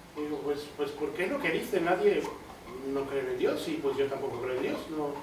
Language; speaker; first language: Spanish; native; Spanish